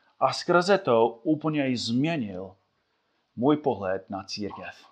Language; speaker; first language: Czech; non-native, fluent; English